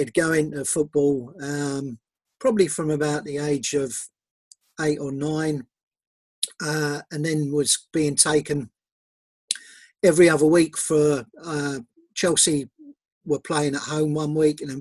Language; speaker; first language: English; native; English